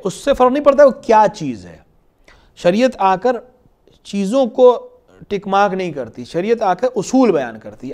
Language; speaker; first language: Urdu; native; Urdu